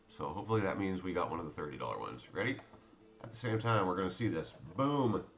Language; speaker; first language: English; native; English